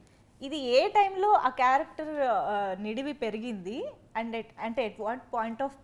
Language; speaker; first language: Telugu; native; Telugu